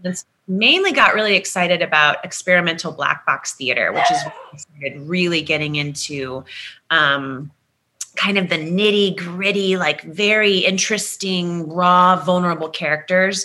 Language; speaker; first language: English; native; English